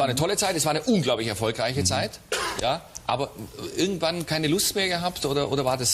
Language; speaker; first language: German; native; German